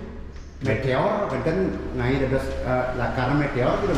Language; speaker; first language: Indonesian; non-native, local second language; Balinese